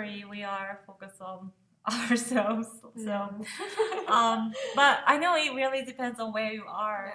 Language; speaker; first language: English; non-native, fluent; Japanese